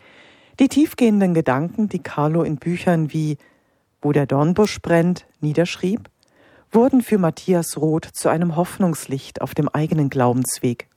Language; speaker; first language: German; native; German